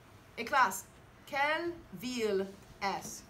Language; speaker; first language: French; non-native, fluent; English